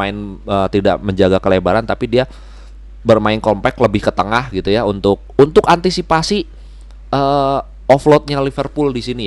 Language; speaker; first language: Indonesian; native; Indonesian